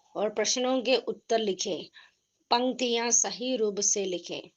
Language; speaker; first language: Hindi; non-native, local second language; Malayalam